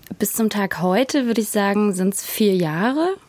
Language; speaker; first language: German; native; German